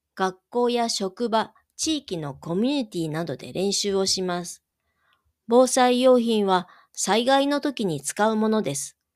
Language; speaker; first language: Japanese; native; Japanese